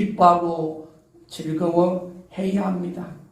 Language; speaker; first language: Korean; native; Korean